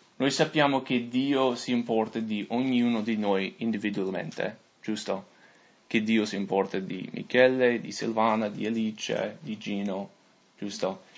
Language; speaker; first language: Italian; non-native, fluent; English